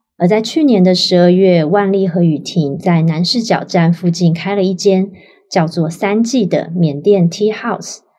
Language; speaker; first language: Chinese; native; Chinese